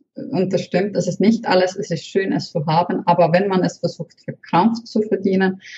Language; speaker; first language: German; non-native, fluent; Estonian